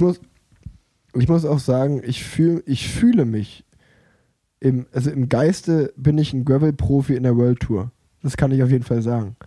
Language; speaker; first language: German; native; German